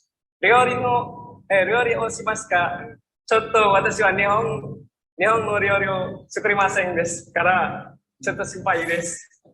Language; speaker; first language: Japanese; non-native, learner; Indonesian